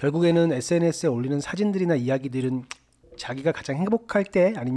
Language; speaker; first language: Korean; native; Korean